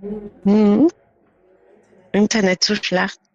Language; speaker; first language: German; non-native, learner; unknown